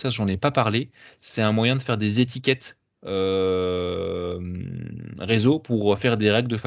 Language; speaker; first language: French; native; French